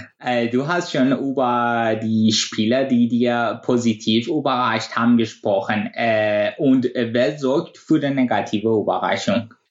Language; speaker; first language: German; non-native, fluent; Persian